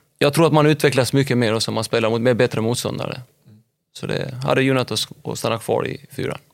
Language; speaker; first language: Swedish; early bilingual, other home language; Albanian